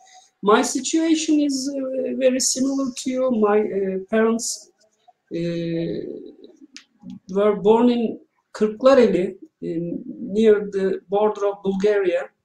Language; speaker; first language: English; non-native, learner; Turkish